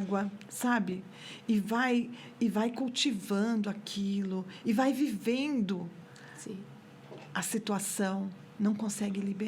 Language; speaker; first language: Portuguese; native; Portuguese